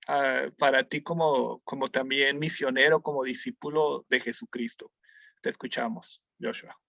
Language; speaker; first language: Spanish; native; Spanish